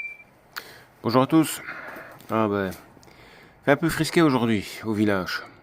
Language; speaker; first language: French; native; French